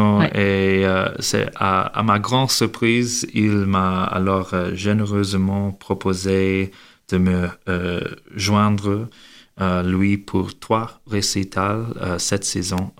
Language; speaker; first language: French; non-native, learner; English